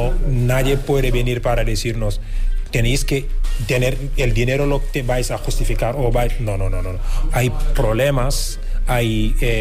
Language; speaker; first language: Spanish; non-native, fluent; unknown